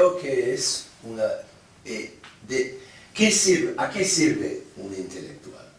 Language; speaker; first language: Spanish; non-native, fluent; English